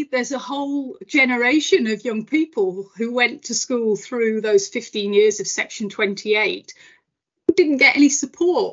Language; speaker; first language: English; native; English